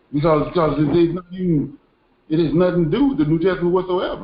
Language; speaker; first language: English; native; English